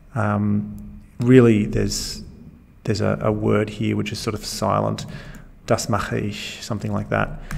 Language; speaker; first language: English; native; English